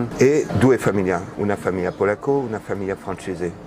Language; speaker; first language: Italian; non-native, learner; French